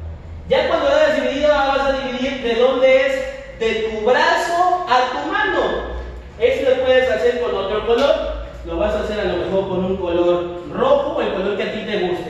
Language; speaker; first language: Spanish; native; Spanish